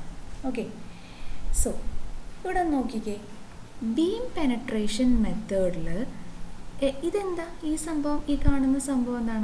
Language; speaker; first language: Malayalam; native; Malayalam